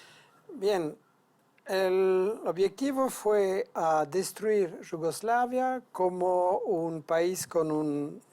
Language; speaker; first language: Spanish; non-native, fluent; French